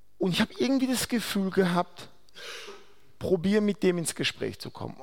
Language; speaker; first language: German; non-native, fluent; Aramaic